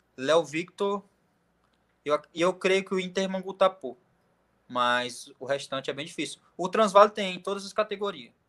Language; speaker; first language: Portuguese; native; Portuguese